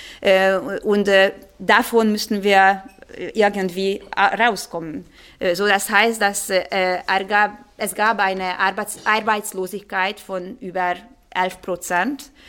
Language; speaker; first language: German; non-native, fluent; Hungarian